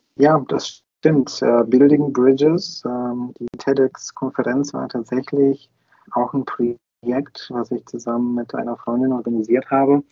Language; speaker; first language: German; non-native, fluent; Bulgarian